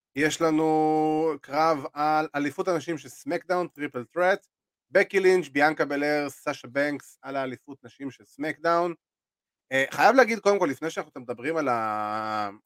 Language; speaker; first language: Hebrew; native; Hebrew